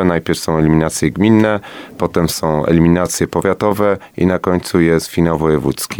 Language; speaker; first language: Polish; native; Polish